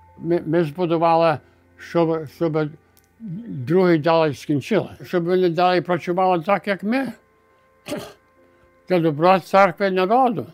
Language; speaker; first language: Ukrainian; early bilingual, heritage; Ukrainian